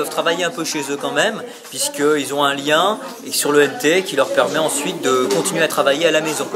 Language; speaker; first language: French; native; French